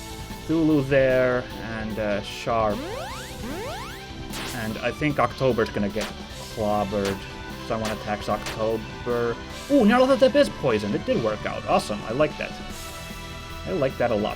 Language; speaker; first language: English; native; English